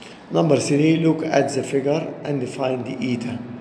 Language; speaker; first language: English; non-native, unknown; Arabic